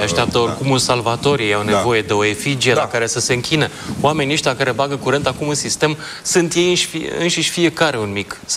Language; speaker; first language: Romanian; native; Romanian